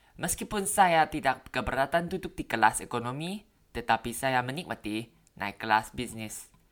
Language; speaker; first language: Indonesian; non-native, learner; Thai